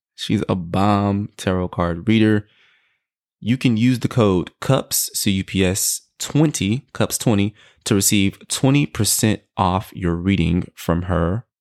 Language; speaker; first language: English; native; English